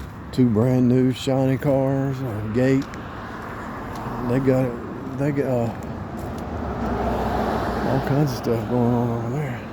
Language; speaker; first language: English; native; English